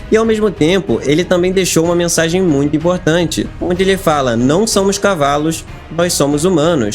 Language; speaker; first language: Portuguese; native; Portuguese